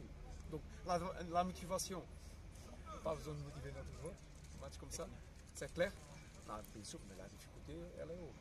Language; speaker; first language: French; non-native, fluent; Portuguese